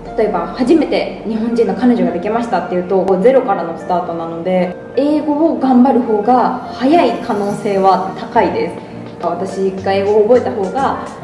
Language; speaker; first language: Japanese; native; Japanese